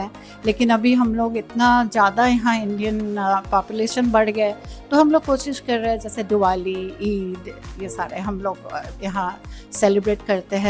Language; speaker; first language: Hindi; non-native, local second language; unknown